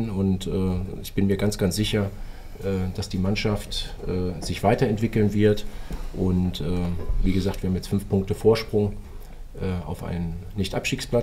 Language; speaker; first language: German; native; German